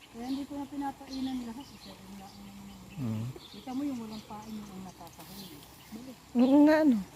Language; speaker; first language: Filipino; native; Filipino